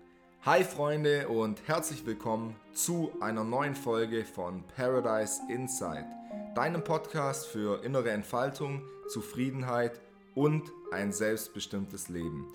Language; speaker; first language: German; native; German